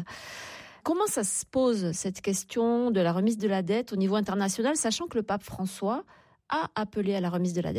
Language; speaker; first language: French; native; French